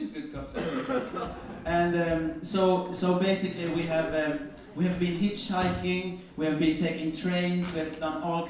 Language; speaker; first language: English; non-native, fluent; Mandingo